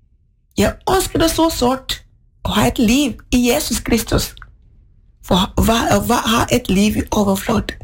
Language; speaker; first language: Norwegian; non-native, fluent; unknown